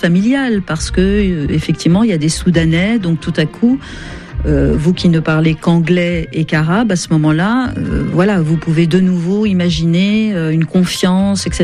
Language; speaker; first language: French; native; French